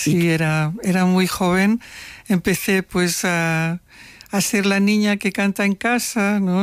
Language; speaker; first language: Spanish; non-native, local second language; Catalan